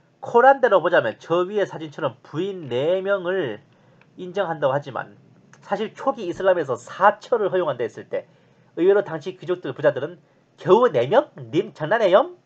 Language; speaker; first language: Korean; native; Korean